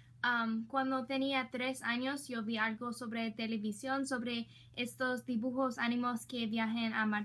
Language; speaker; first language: Spanish; non-native, learner; English